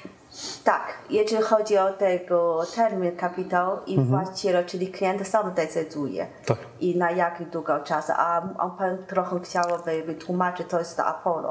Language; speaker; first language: Polish; non-native, learner; Chinese